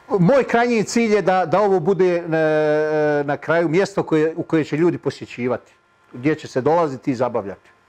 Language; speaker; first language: Bosnian; native; Bosnian